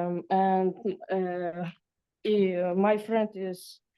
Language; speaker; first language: English; non-native, learner; Russian